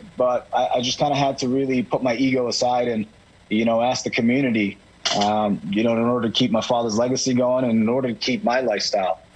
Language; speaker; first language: English; native; English